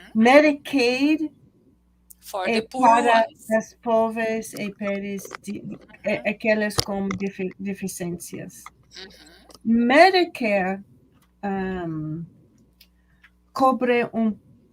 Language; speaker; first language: Portuguese; non-native, learner; English